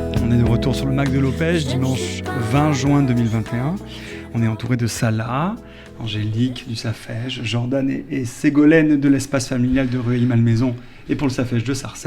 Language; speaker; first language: French; native; French